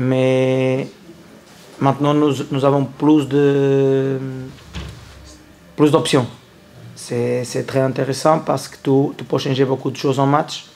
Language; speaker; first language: French; non-native, learner; Portuguese